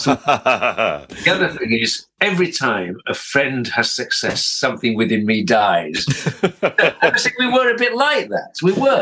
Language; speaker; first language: English; native; English